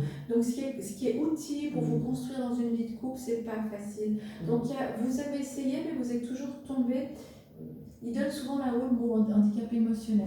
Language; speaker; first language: French; native; French